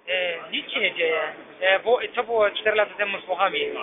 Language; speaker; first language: Polish; early bilingual, heritage; Polish